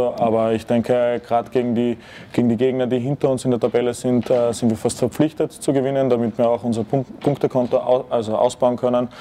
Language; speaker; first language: German; native; German